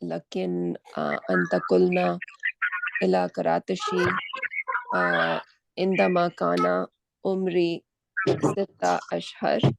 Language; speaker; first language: Arabic; non-native, learner; Urdu